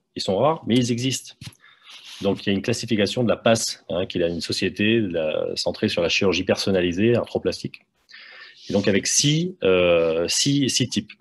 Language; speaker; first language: French; native; French